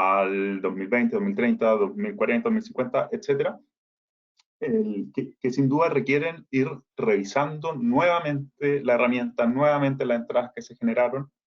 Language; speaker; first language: Spanish; native; Spanish